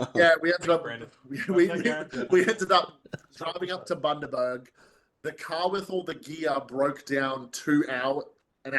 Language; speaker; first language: English; native; English